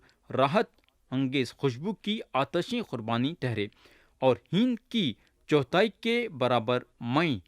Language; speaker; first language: Urdu; native; Urdu